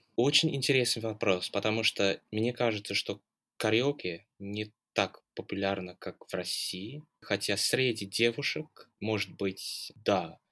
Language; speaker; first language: Russian; non-native, fluent; English